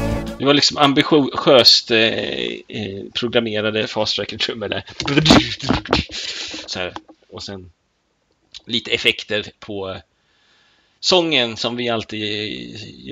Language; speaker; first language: Swedish; native; Swedish